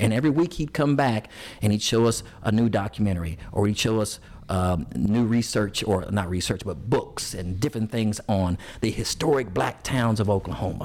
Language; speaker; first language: English; native; English